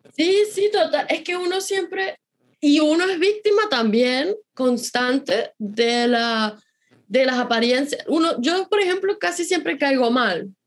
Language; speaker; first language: Spanish; native; Spanish